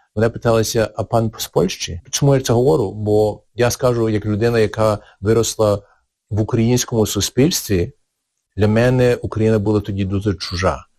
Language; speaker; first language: Ukrainian; early bilingual, heritage; Ukrainian